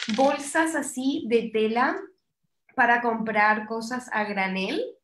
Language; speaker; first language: Spanish; early bilingual, heritage; Spanish